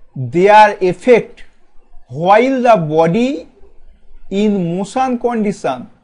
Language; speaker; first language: English; non-native, local second language; Bangla